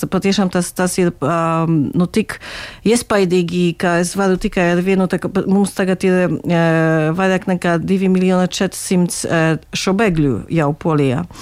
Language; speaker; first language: Latvian; non-native, fluent; Polish